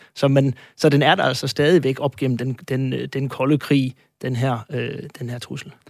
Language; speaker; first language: Danish; native; Danish